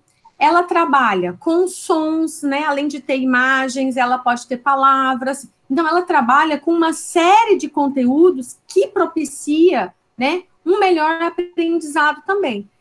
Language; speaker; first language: Portuguese; native; Portuguese